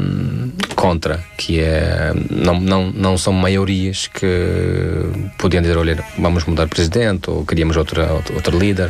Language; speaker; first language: Portuguese; non-native, fluent; Tajik